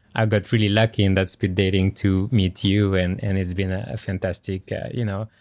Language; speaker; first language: English; non-native, fluent; French